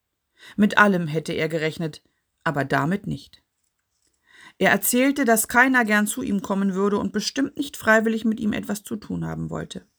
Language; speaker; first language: German; native; German